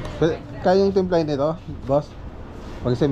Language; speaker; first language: Filipino; native; Filipino